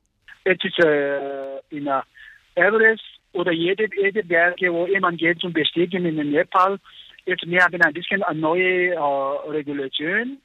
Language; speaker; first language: German; non-native, learner; Nepali